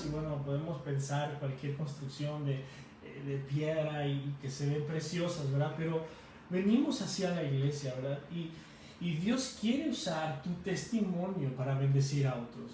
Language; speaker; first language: Spanish; native; Spanish